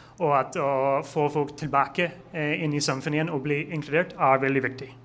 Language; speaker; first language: Norwegian; non-native, fluent; English